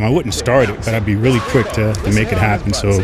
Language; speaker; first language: English; native; English